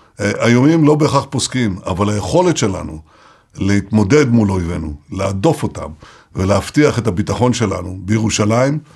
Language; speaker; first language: Hebrew; native; Hebrew